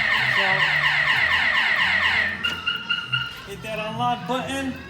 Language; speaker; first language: English; native; English